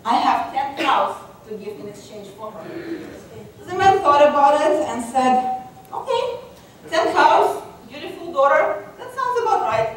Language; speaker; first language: English; non-native, fluent; Russian